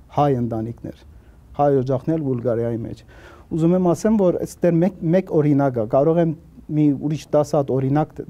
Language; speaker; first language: Armenian; early bilingual, heritage; Armenian